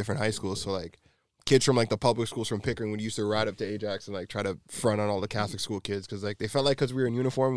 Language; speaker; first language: English; native; English